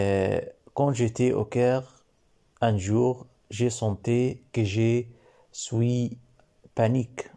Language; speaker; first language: French; non-native, learner; Arabic